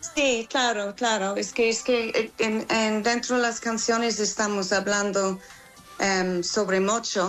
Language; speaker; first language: Spanish; non-native, fluent; English